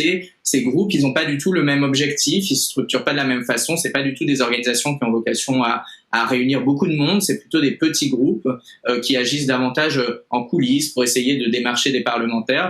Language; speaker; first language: French; native; French